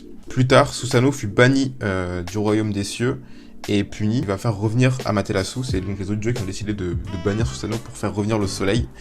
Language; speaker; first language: French; native; French